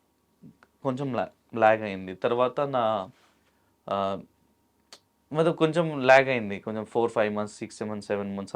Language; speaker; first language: Telugu; non-native, local second language; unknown